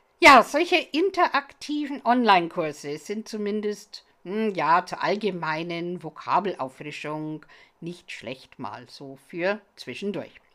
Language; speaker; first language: German; non-native, fluent; English